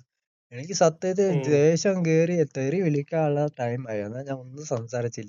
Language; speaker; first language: Malayalam; early bilingual, heritage; Malayalam